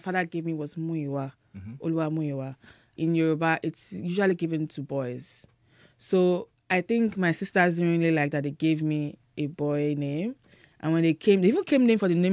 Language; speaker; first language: English; non-native, local second language; Yoruba